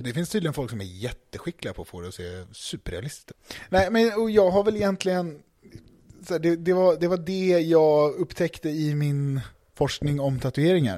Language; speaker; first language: Swedish; native; Swedish